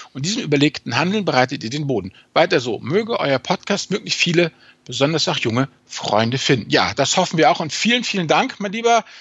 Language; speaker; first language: German; native; German